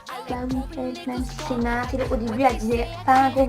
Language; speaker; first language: French; native; French